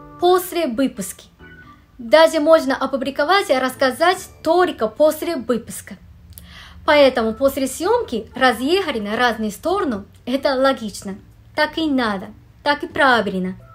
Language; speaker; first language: Russian; non-native, fluent; Japanese